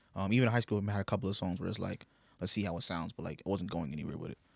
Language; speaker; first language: English; early bilingual, other home language; Yoruba